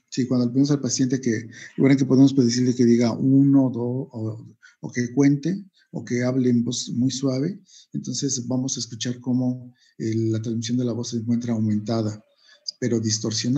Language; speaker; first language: Spanish; native; Spanish